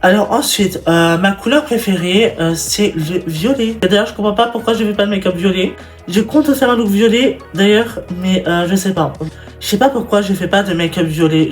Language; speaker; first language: French; native; French